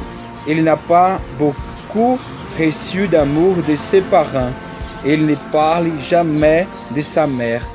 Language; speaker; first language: French; non-native, learner; Portuguese